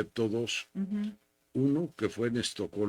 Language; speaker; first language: Spanish; native; Spanish